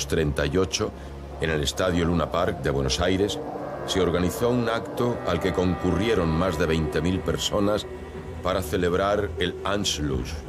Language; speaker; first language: Spanish; native; Spanish